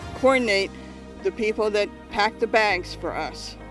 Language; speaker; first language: English; native; English